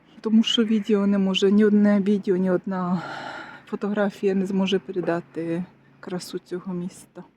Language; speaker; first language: Ukrainian; native; Ukrainian